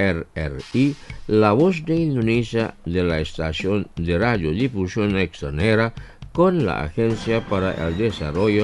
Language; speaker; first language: Spanish; non-native, fluent; Indonesian